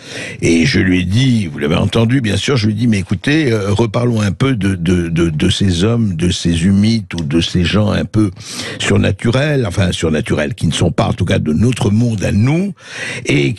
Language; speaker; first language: French; native; French